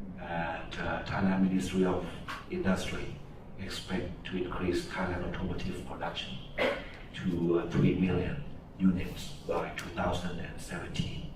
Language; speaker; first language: English; non-native, fluent; Thai